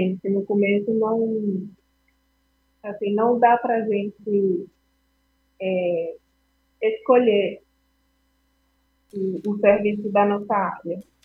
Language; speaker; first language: Portuguese; non-native, fluent; Spanish